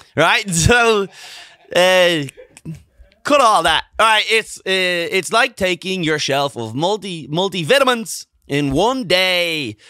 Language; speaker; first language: English; native; English